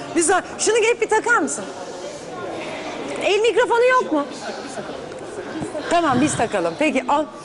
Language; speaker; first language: Turkish; native; Turkish